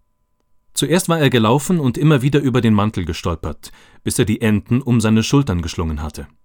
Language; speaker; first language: German; native; German